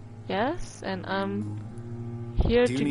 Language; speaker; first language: English; native; English